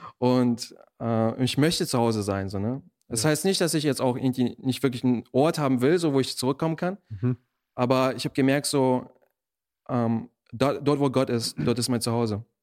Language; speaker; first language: German; early bilingual, other home language; Russian